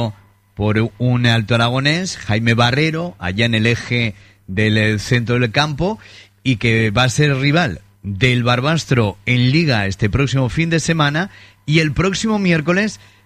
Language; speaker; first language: Spanish; native; Spanish